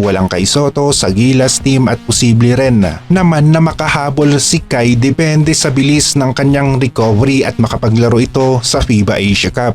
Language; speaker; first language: Filipino; native; Filipino